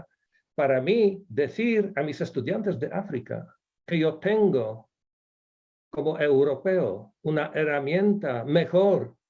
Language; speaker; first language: Spanish; non-native, fluent; Polish